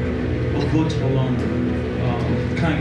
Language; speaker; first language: French; non-native, learner; Spanish